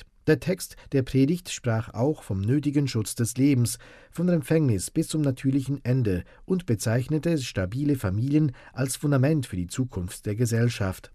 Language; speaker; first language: German; native; German